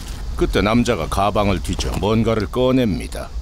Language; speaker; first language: Korean; native; Korean